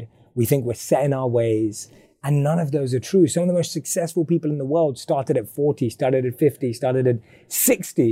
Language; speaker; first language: English; native; English